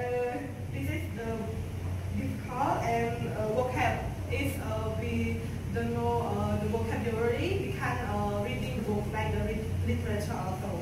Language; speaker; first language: English; non-native, learner; Khmer